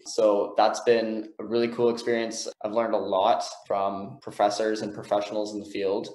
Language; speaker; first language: English; native; English